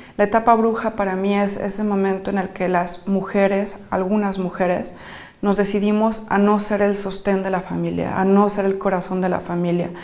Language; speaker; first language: Spanish; native; Spanish